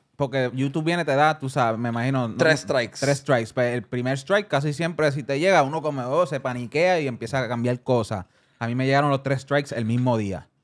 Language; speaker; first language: Spanish; early bilingual, heritage; Spanish